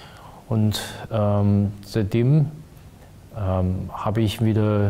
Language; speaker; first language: German; non-native, fluent; Chinese